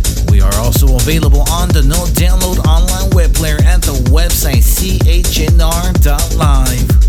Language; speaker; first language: English; early bilingual, other home language; Spanish